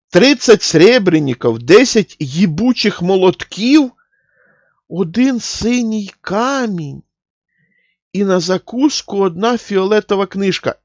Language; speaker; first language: Ukrainian; non-native, local second language; Russian